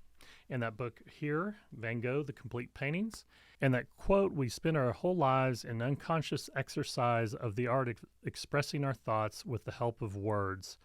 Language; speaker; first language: English; native; English